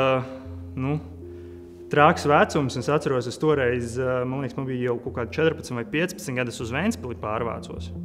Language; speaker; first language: Latvian; native; Latvian